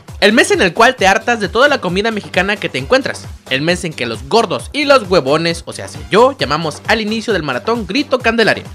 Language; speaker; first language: Spanish; native; Spanish